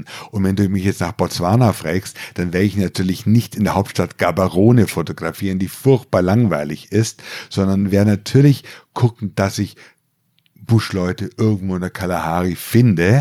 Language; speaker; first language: German; native; German